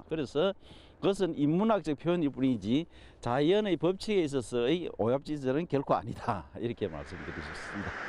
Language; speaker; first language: Korean; native; Korean